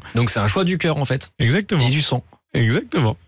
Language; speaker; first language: French; native; French